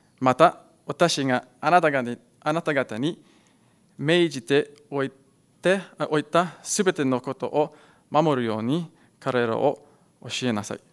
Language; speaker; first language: Japanese; non-native, learner; Afrikaans